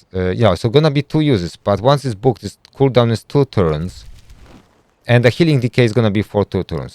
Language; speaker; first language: English; non-native, fluent; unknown